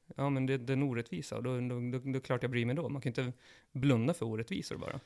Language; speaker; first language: Swedish; early bilingual, other home language; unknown